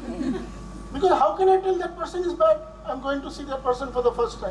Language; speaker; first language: English; non-native, local second language; Bangla